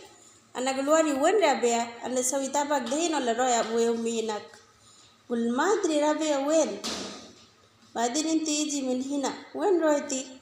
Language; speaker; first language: Arabic; non-native, learner; Bangla